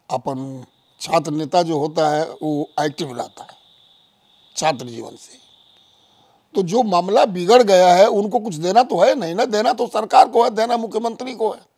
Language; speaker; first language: Hindi; native; Hindi